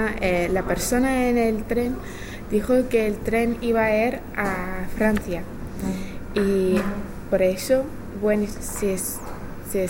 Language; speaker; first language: Spanish; non-native, fluent; English